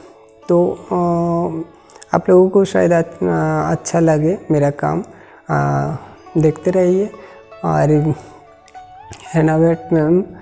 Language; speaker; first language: Hindi; non-native, local second language; Bangla